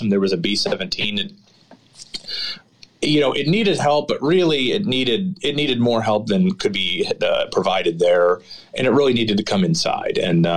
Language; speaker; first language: English; native; English